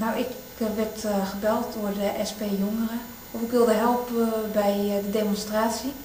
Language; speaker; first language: Dutch; native; Dutch